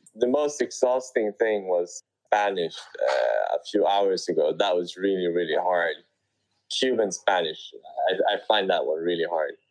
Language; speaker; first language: English; native; English